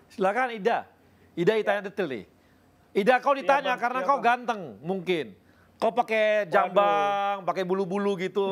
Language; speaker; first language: Indonesian; native; Indonesian